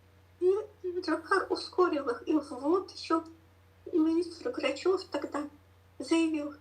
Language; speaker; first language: Russian; native; Russian